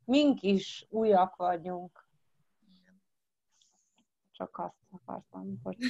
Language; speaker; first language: Hungarian; early bilingual, heritage; Croatian